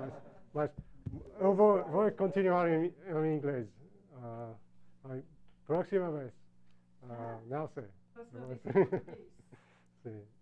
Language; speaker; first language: Portuguese; non-native, learner; English